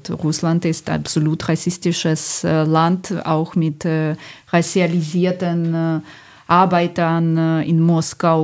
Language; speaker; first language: German; non-native, fluent; Ukrainian